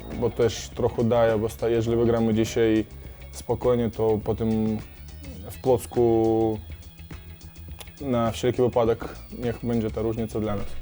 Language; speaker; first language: Polish; non-native, fluent; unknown